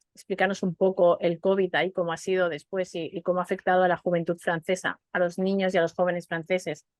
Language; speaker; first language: Spanish; native; Spanish